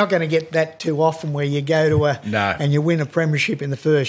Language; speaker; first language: English; native; English